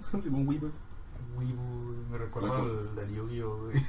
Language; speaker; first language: Spanish; native; Spanish